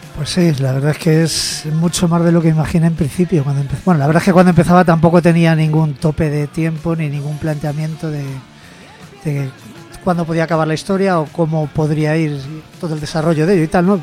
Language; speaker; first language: Spanish; native; Spanish